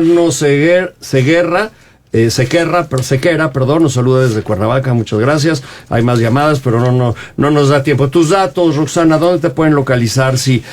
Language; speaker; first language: Spanish; native; Spanish